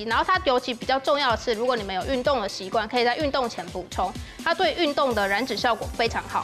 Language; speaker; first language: Chinese; native; Chinese